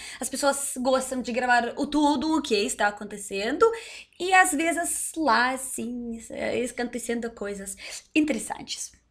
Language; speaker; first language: Portuguese; non-native, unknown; Russian